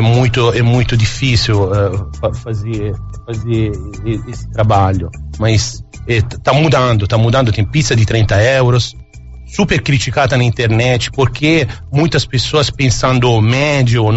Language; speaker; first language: Portuguese; non-native, fluent; Italian